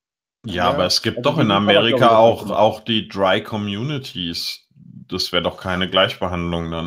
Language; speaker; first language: German; native; German